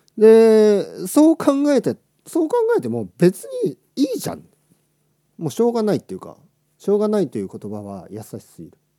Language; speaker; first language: Japanese; native; Japanese